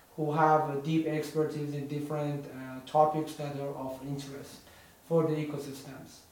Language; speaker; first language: English; non-native, fluent; Persian